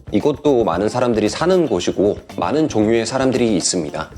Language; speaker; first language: Korean; native; Korean